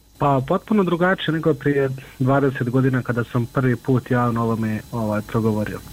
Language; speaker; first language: Serbian; native; Serbian